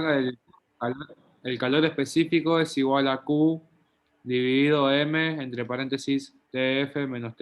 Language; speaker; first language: Spanish; native; Spanish